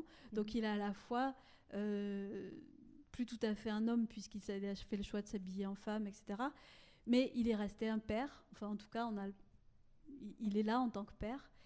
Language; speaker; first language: French; native; French